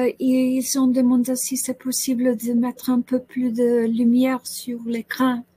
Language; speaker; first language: French; non-native, learner; English